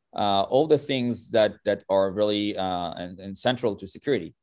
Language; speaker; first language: English; non-native, fluent; French